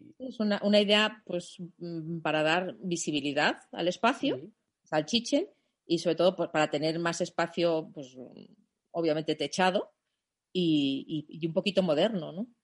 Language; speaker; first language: Spanish; non-native, fluent; German